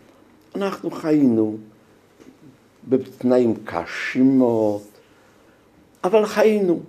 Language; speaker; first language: Hebrew; non-native, fluent; Polish